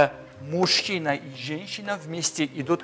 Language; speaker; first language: Russian; non-native, fluent; Georgian